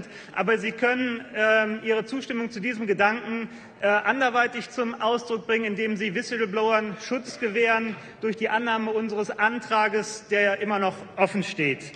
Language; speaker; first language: German; native; German